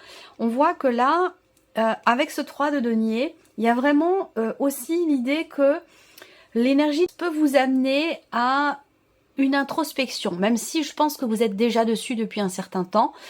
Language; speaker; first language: French; native; French